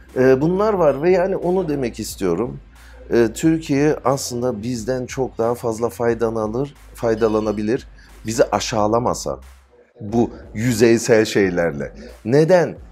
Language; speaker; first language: Turkish; early bilingual, heritage; Turkish